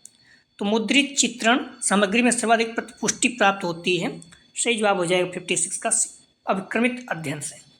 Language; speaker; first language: Hindi; native; Hindi